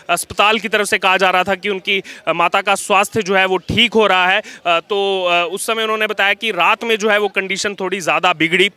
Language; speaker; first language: Hindi; native; Hindi